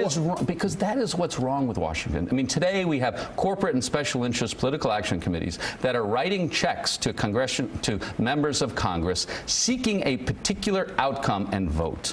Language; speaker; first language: English; native; English